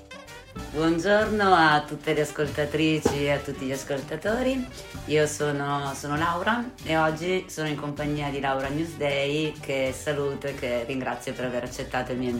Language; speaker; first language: Italian; native; Italian